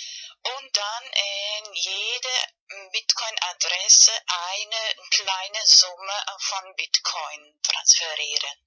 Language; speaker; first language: German; non-native, fluent; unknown